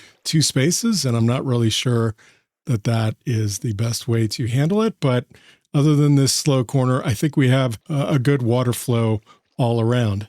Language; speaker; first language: English; native; English